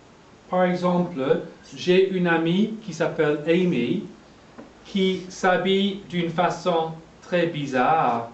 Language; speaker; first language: French; non-native, fluent; English